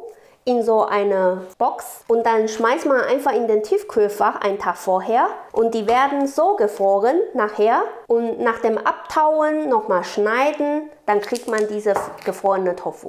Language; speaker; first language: German; non-native, learner; Chinese